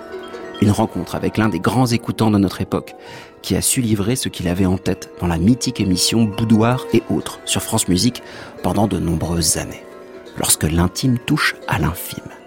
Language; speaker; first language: French; native; French